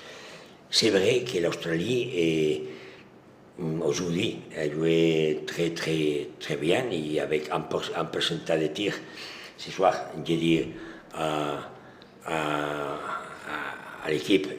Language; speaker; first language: French; non-native, learner; Spanish